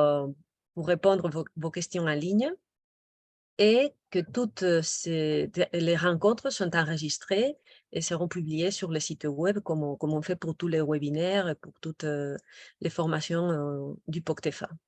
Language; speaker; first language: French; non-native, local second language; Spanish